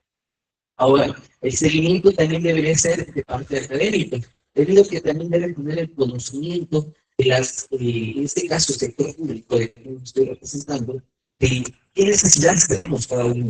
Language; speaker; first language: Spanish; native; Spanish